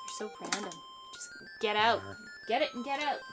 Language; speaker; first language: English; native; English